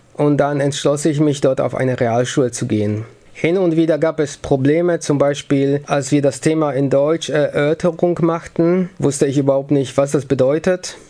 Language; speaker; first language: German; early bilingual, other home language; Polish